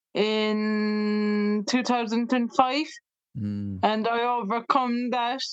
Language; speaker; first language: English; native; English